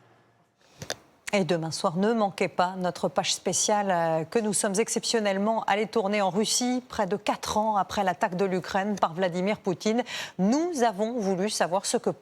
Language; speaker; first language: French; native; French